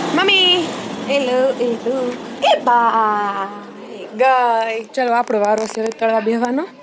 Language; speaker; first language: Gujarati; native; Gujarati